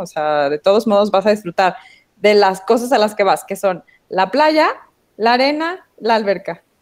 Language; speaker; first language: Spanish; native; Spanish